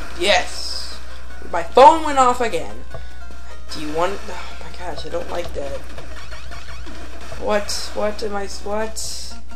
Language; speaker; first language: English; native; English